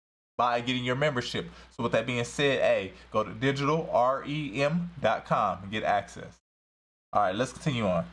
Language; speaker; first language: English; native; English